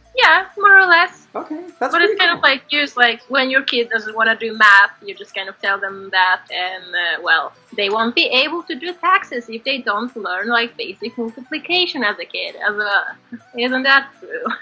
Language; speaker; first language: English; non-native, fluent; Polish